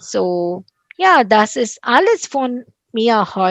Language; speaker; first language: German; non-native, fluent; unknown